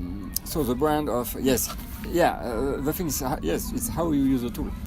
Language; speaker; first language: English; non-native, fluent; French